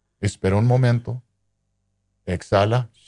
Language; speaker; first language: Spanish; non-native, local second language; English